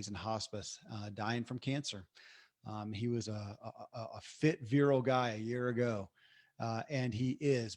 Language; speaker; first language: English; native; English